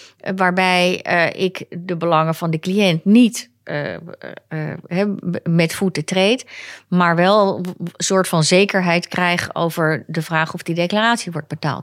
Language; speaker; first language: Dutch; native; Dutch